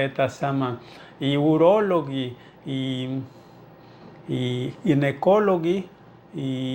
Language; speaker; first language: Russian; non-native, fluent; Portuguese